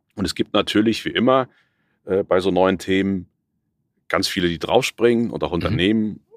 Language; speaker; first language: German; native; German